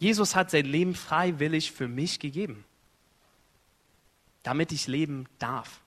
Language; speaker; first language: German; non-native, fluent; Arabic